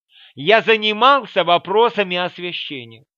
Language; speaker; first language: Russian; native; Russian